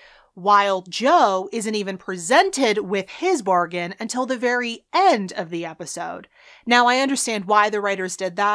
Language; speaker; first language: English; native; English